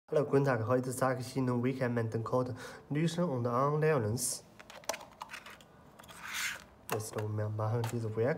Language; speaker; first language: German; non-native, learner; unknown